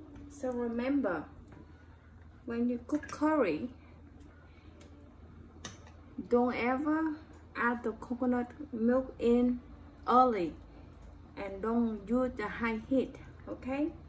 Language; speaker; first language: English; non-native, learner; Vietnamese